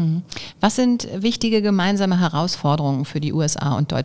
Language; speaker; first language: German; native; German